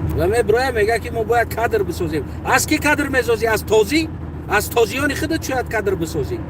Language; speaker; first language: Tajik; native; Tajik